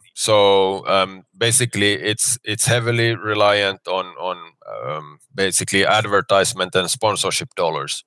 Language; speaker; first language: English; non-native, fluent; Finnish